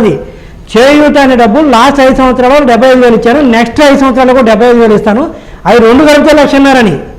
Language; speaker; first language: Telugu; native; Telugu